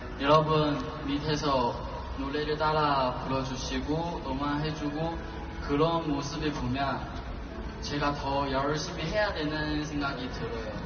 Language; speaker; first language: Korean; non-native, fluent; Chinese